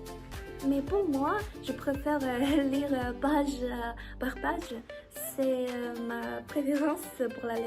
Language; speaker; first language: French; non-native, learner; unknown